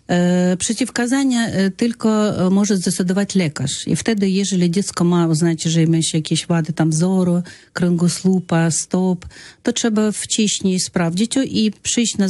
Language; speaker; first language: Polish; non-native, learner; Russian